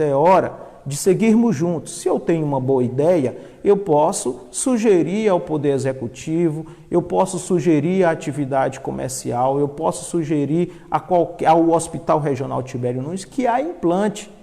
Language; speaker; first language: Portuguese; native; Portuguese